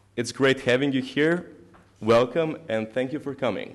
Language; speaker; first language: English; non-native, fluent; Slovenian